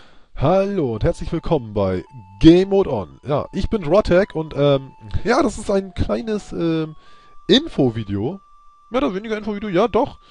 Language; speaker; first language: German; native; German